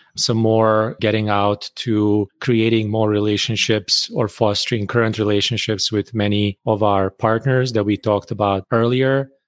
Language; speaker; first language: English; non-native, fluent; Bosnian